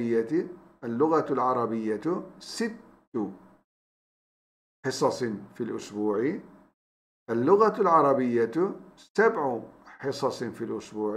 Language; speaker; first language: Arabic; non-native, fluent; Turkish